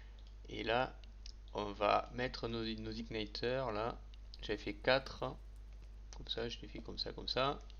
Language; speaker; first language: French; native; French